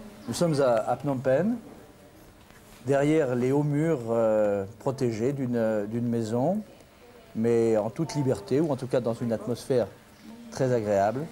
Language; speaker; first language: French; native; French